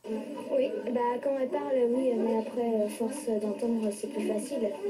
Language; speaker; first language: French; non-native, fluent; Chinese